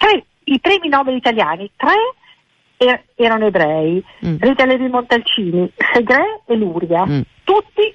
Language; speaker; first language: Italian; native; Italian